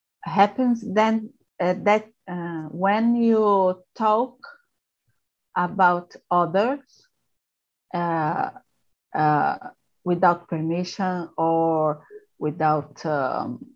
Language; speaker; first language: English; non-native, learner; Portuguese